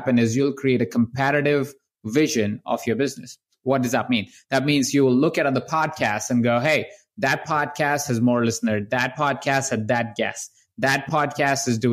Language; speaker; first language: English; non-native, local second language; Hindi